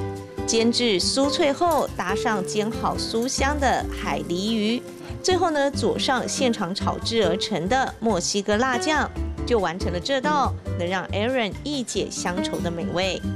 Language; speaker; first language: Chinese; native; Chinese